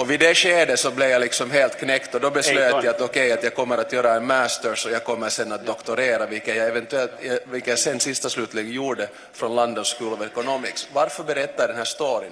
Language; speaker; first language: Swedish; native; Swedish